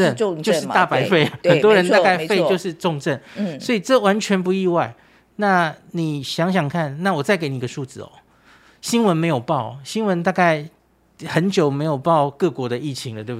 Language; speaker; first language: Chinese; native; Chinese